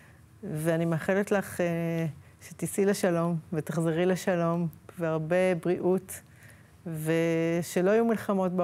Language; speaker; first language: Hebrew; native; Hebrew